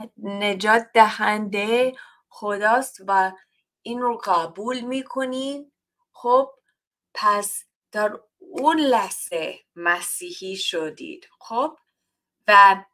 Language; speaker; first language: Persian; non-native, learner; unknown